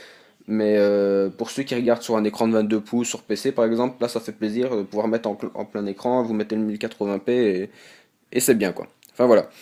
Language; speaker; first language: French; native; French